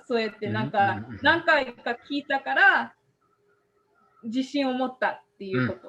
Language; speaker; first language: Japanese; non-native, fluent; English